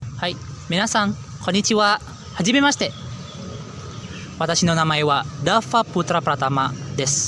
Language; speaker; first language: Japanese; non-native, learner; Indonesian